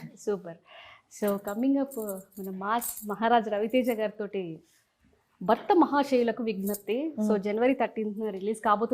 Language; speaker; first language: Telugu; native; Telugu